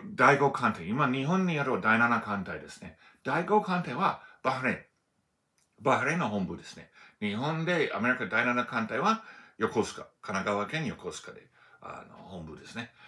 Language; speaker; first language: Japanese; non-native, learner; English